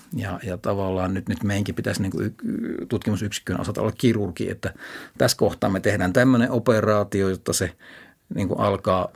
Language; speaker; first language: Finnish; native; Finnish